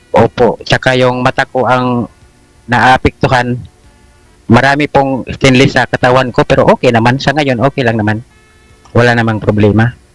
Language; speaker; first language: Filipino; non-native, local second language; Cebuano